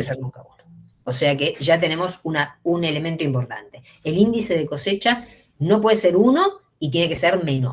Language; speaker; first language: Spanish; native; Spanish